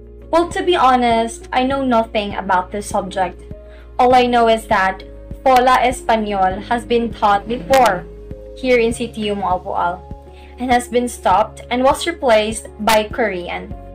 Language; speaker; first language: English; non-native, local second language; Cebuano